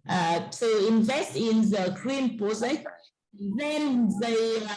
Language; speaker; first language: English; non-native, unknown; Vietnamese